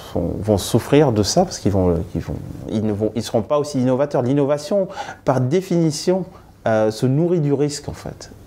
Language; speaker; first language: French; non-native, local second language; Wolof